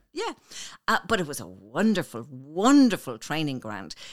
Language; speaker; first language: English; native; English